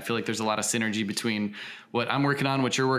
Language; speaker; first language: English; native; English